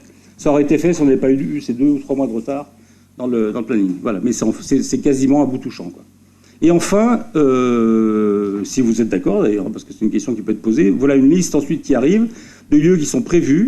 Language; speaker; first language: French; native; French